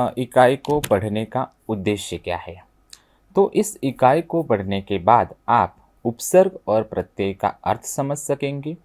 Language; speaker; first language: Hindi; non-native, local second language; Gujarati